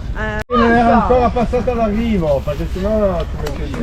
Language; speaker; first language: Italian; native; Italian